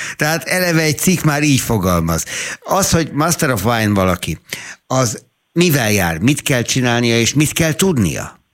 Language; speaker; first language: Hungarian; native; Hungarian